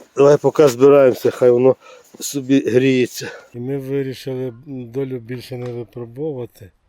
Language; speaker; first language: Ukrainian; native; Ukrainian